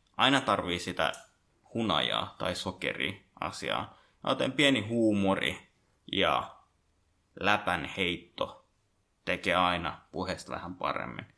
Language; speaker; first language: Finnish; early bilingual, other home language; Bangla